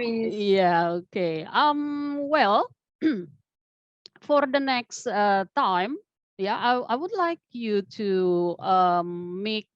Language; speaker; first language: English; non-native, fluent; Indonesian